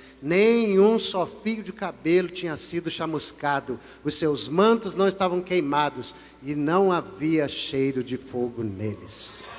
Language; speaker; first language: Portuguese; native; Portuguese